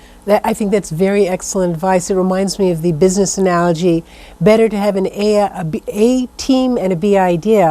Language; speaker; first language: English; native; English